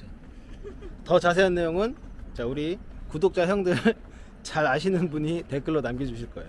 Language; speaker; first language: Korean; native; Korean